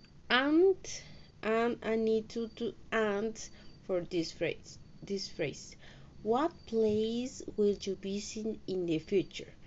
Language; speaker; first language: English; non-native, learner; Spanish